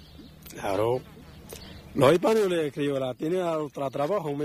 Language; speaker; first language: Spanish; non-native, learner; Arabic